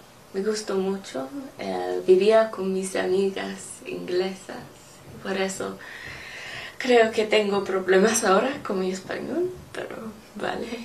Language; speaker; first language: Spanish; non-native, learner; English